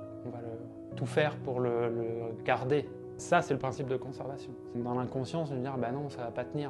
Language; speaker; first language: French; native; French